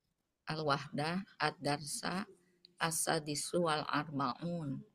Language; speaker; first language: Arabic; non-native, learner; Indonesian